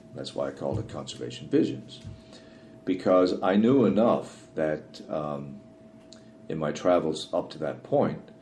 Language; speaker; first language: English; native; English